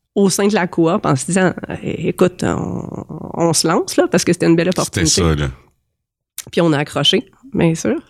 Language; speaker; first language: French; native; French